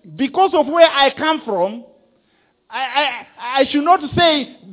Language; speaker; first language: English; non-native, local second language; Kikuyu